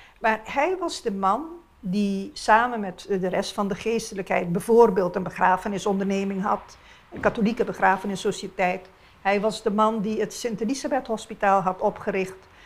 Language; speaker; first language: Dutch; non-native, local second language; Papiamento